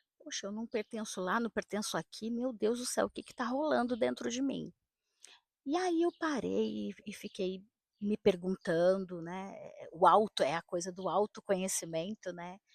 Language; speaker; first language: Portuguese; native; Portuguese